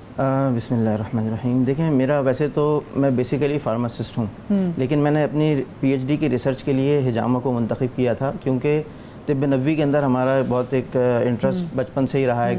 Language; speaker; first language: Urdu; native; Urdu